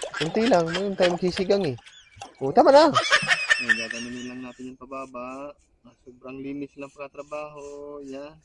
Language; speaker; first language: Filipino; non-native, local second language; Bikol